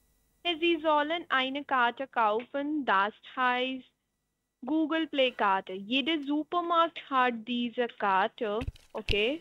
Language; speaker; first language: German; non-native, learner; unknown